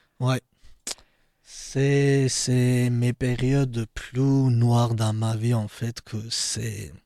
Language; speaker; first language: French; non-native, learner; Georgian